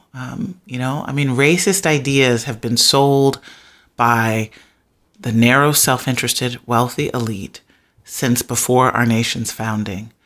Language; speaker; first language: English; native; English